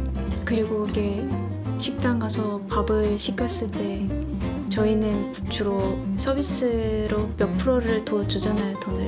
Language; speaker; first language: Korean; non-native, fluent; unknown